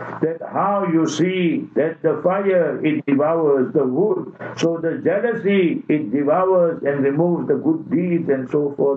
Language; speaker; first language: English; native; English